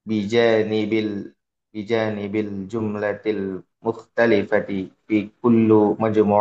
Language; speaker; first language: Arabic; non-native, learner; Indonesian